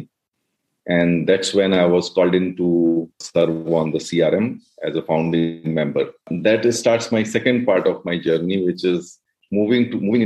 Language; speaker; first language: English; non-native, local second language; Hindi